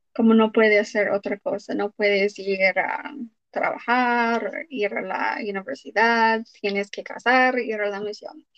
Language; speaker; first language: Spanish; non-native, fluent; English